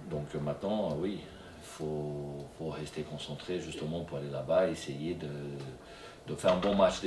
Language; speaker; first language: French; non-native, fluent; Portuguese